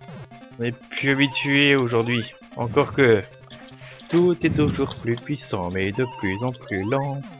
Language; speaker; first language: French; native; French